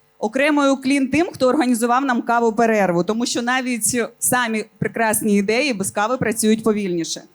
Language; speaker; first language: Ukrainian; native; Ukrainian